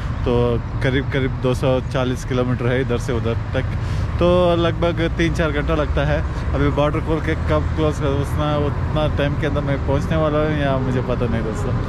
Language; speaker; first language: Hindi; non-native, local second language; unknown